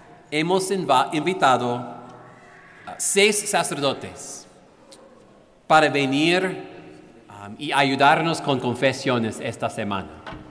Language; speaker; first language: Spanish; non-native, fluent; English